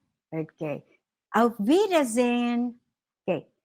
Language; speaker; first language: German; non-native, fluent; Filipino